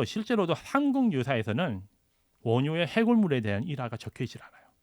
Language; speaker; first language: Korean; native; Korean